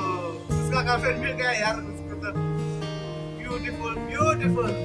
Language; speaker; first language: Hindi; non-native, local second language; Khasi